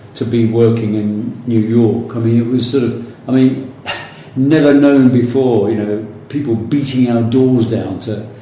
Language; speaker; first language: English; native; English